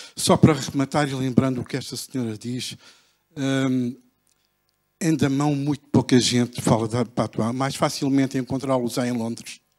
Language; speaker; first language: Portuguese; early bilingual, heritage; Portuguese